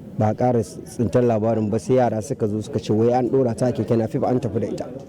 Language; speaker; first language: Hausa; native; Hausa